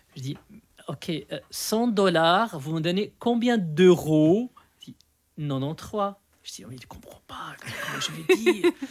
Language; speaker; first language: French; non-native, fluent; Arabic